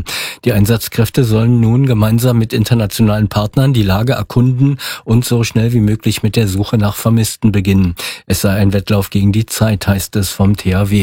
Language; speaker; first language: German; native; German